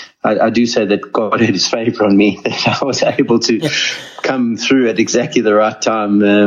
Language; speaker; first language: English; native; English